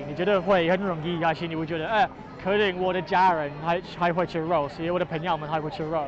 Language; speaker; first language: Chinese; non-native, learner; English